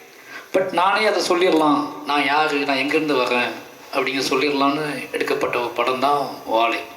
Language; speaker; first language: Tamil; native; Tamil